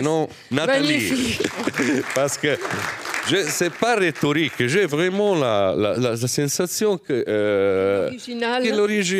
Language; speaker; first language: French; non-native, fluent; Italian